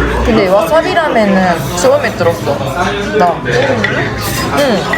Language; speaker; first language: Korean; non-native, fluent; Japanese